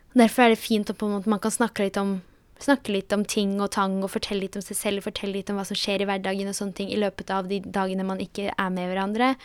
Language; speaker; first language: Norwegian; early bilingual, other home language; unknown